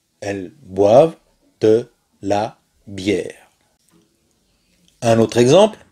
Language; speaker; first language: French; non-native, fluent; Spanish